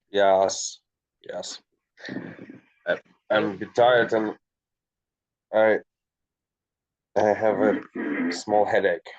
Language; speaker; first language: English; non-native, learner; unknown